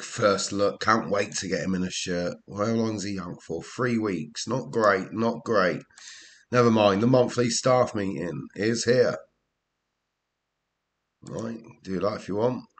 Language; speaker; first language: English; native; English